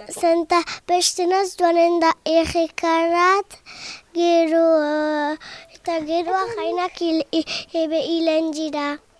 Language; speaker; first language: Basque; native; Basque